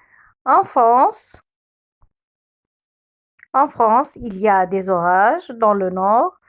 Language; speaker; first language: French; non-native, fluent; Arabic